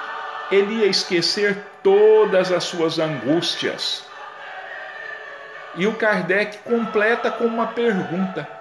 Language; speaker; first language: Portuguese; native; Portuguese